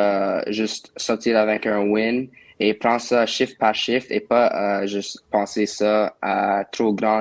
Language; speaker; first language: French; non-native, local second language; English